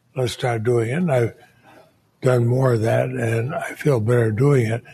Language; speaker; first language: English; native; English